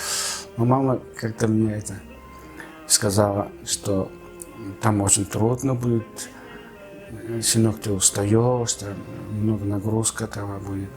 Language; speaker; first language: Russian; non-native, fluent; Mongolian